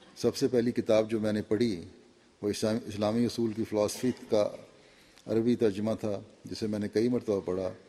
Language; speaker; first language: Urdu; native; Urdu